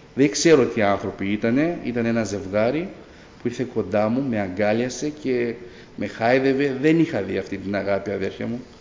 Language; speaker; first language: Greek; early bilingual, other home language; Albanian